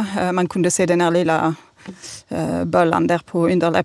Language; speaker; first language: Swedish; non-native, fluent; French